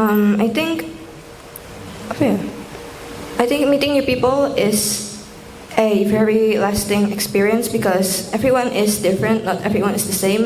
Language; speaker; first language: English; non-native, fluent; Indonesian